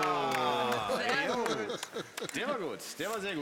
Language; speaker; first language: German; native; German